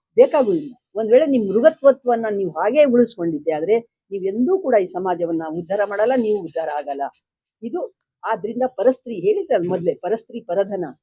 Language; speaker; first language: Kannada; non-native, local second language; Lambadi